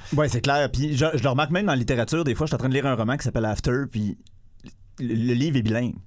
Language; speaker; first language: French; native; French